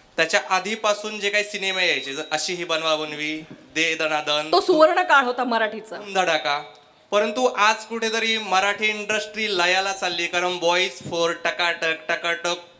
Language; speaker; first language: Marathi; non-native, local second language; Kannada